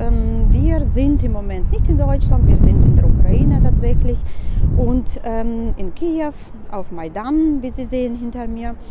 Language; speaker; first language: German; non-native, fluent; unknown